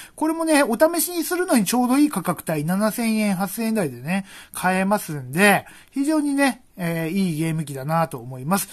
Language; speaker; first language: Japanese; native; Japanese